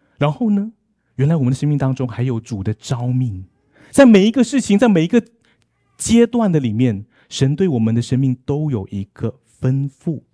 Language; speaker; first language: Chinese; native; Chinese